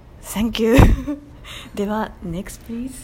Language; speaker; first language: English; non-native, learner; Japanese